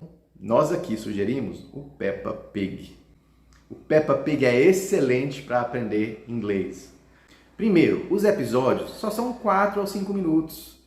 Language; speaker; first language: Portuguese; early bilingual, heritage; Portuguese